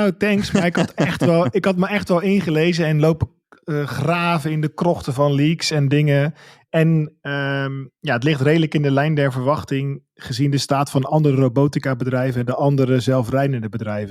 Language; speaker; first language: Dutch; native; Dutch